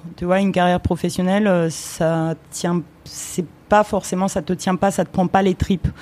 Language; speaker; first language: French; early bilingual, other home language; Romanian